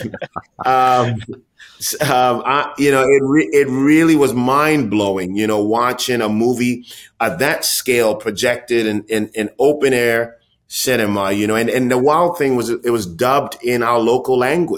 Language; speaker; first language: English; non-native, local second language; Akan